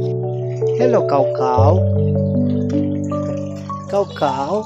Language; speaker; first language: English; non-native, local second language; Filipino